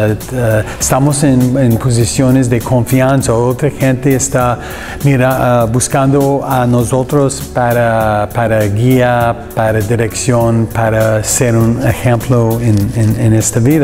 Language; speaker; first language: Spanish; non-native, learner; English